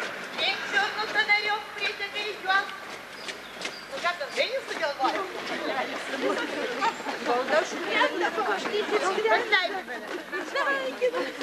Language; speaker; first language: Lithuanian; native; Lithuanian